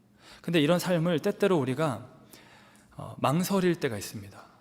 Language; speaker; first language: Korean; native; Korean